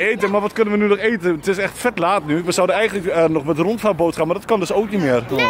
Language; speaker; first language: Dutch; native; Dutch